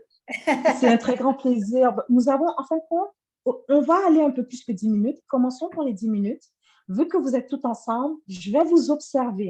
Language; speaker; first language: French; native; French